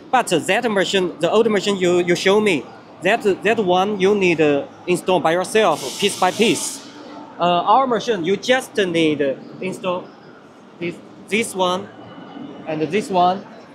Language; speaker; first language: English; non-native, learner; Chinese